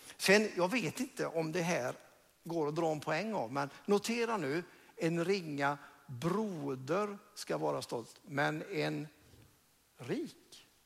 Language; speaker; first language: Swedish; non-native, fluent; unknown